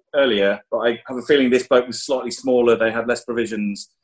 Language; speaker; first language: English; native; English